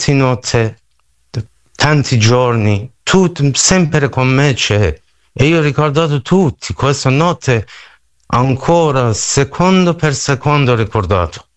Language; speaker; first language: Italian; non-native, learner; Persian